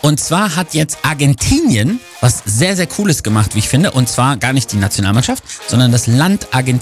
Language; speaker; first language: German; native; German